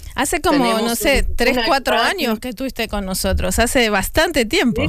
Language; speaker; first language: Spanish; native; Spanish